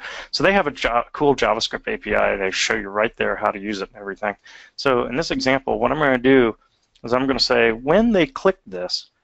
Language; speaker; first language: English; native; English